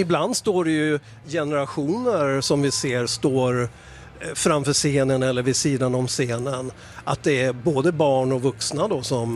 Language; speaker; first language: Swedish; native; Swedish